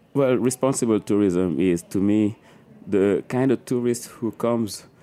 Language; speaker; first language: English; non-native, fluent; French